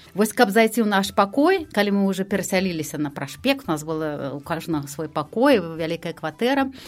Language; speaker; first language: Belarusian; non-native, local second language; Russian